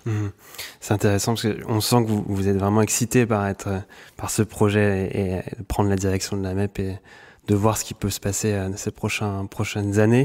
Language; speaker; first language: French; native; French